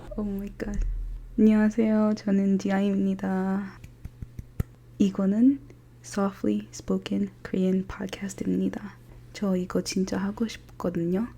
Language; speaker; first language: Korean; non-native, fluent; English